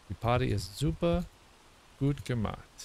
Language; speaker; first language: German; non-native, learner; English